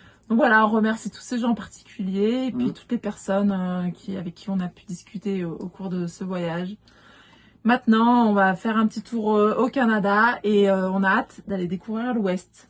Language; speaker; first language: French; native; French